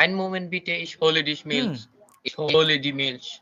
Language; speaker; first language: German; non-native, learner; Bangla